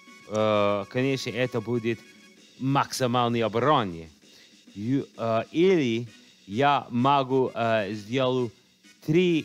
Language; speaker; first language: Russian; non-native, learner; English